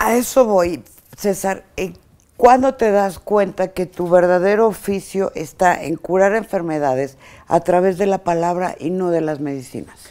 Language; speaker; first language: Spanish; native; Spanish